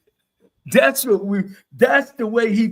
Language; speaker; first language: English; native; English